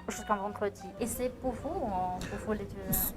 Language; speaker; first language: French; non-native, fluent; Spanish